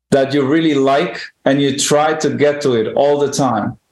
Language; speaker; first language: English; non-native, fluent; Hebrew